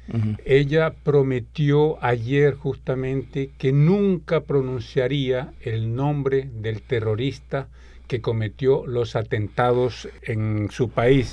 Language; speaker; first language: Spanish; native; Spanish